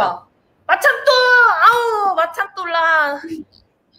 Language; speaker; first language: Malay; non-native, learner; Korean